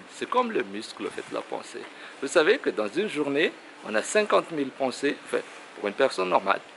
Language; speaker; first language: French; non-native, local second language; Malagasy